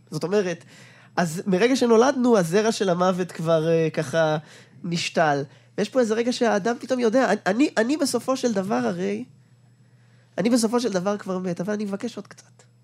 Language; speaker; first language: Hebrew; native; Hebrew